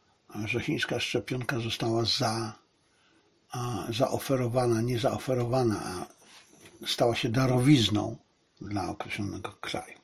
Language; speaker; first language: Polish; native; Polish